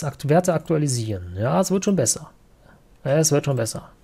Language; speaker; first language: German; native; German